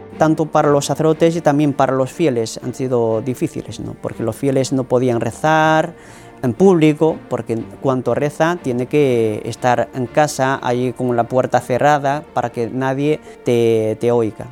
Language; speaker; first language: Spanish; non-native, fluent; Chinese